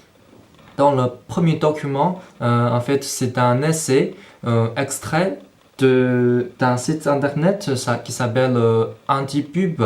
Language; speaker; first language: French; non-native, fluent; Chinese